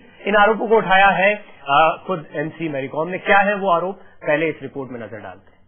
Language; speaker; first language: Hindi; native; Hindi